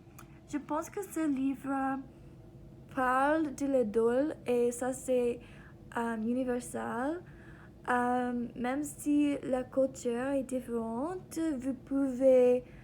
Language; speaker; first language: French; non-native, learner; English